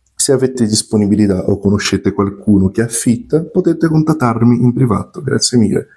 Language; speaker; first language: Italian; non-native, fluent; Portuguese